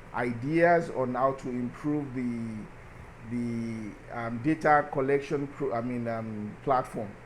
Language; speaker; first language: English; non-native, local second language; Yoruba